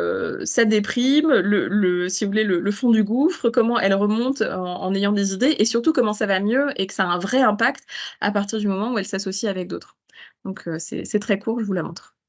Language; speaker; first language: French; native; French